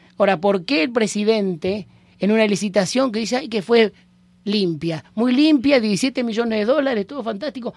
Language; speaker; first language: Spanish; native; Spanish